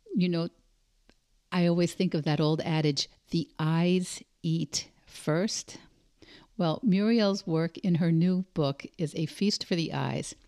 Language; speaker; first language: English; native; English